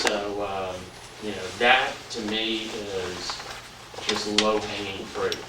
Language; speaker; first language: English; native; English